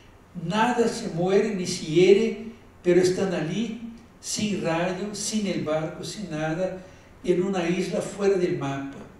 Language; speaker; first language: Spanish; non-native, fluent; Portuguese